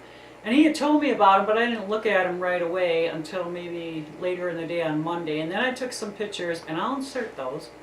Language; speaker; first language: English; native; English